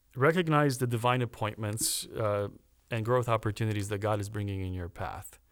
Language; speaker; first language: English; early bilingual, other home language; Romanian